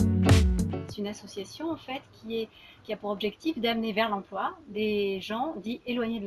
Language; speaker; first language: French; native; French